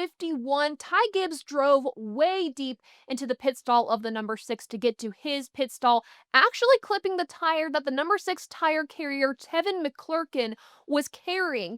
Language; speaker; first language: English; native; English